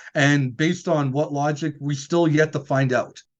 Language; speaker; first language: English; native; English